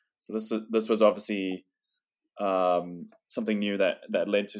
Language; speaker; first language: English; native; English